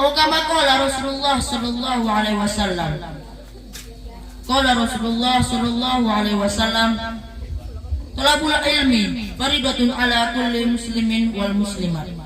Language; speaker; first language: Arabic; non-native, learner; Indonesian